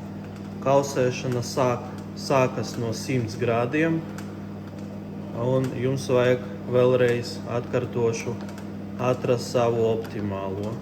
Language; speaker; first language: Latvian; non-native, local second language; Russian